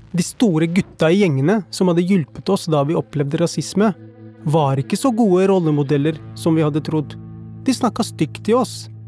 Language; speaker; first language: Norwegian; early bilingual, other home language; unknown